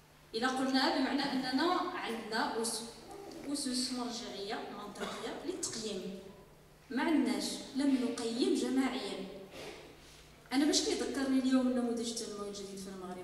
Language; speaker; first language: Arabic; native; Arabic